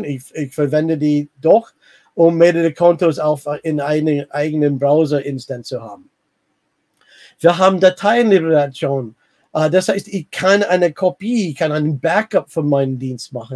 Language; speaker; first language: German; non-native, learner; English